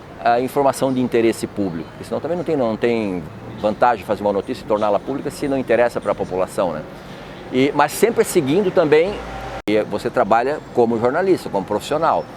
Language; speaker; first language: Portuguese; native; Portuguese